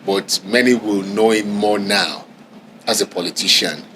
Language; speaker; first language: English; non-native, local second language; Yoruba